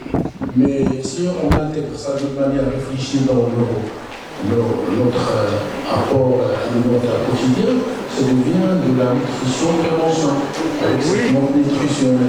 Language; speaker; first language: French; non-native, local second language; Arabic